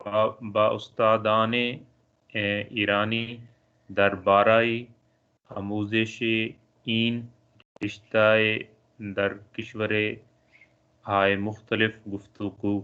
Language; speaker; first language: Persian; non-native, learner; Urdu